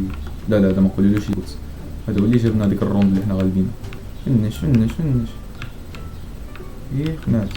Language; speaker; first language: Arabic; native; Arabic